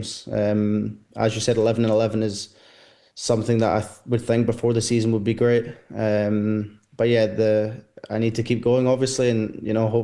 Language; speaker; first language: English; native; English